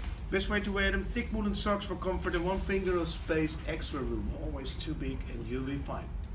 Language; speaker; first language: English; non-native, fluent; Dutch